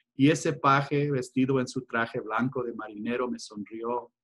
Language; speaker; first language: Spanish; early bilingual, heritage; Spanish